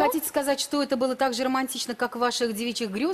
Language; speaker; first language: Russian; native; Russian